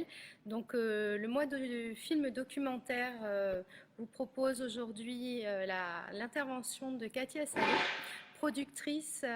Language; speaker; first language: French; native; French